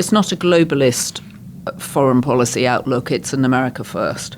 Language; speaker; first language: English; native; English